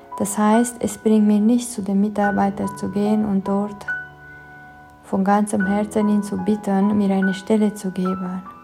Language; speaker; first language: German; non-native, fluent; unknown